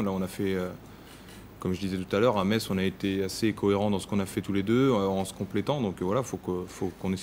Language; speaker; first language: French; native; French